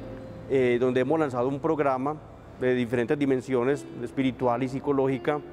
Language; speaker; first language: Spanish; native; Spanish